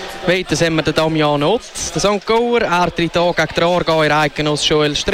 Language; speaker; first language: German; native; German